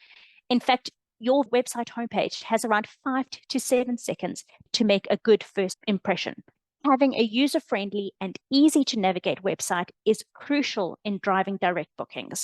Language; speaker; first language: English; native; English